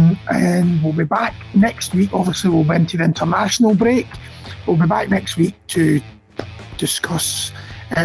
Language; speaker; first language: English; native; English